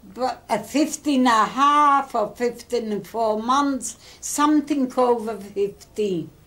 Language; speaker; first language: English; early bilingual, other home language; Polish